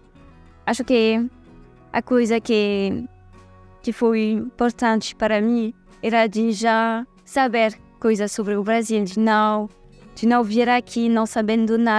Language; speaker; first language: Portuguese; non-native, fluent; French